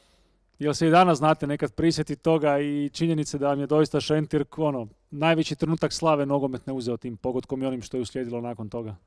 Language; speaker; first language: Croatian; native; Croatian